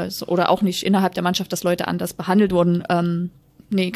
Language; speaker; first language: German; native; German